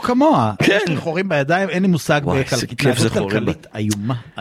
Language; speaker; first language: Hebrew; native; Hebrew